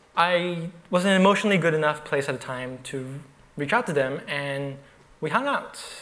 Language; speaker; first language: English; native; English